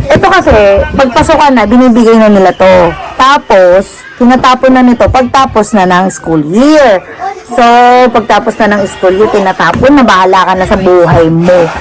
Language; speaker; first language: Filipino; native; Filipino